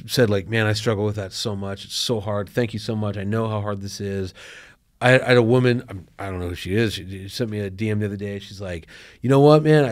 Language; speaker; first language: English; native; English